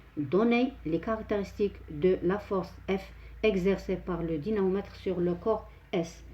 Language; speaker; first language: French; non-native, local second language; Arabic